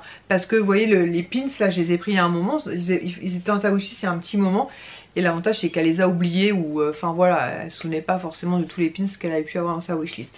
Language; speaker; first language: French; native; French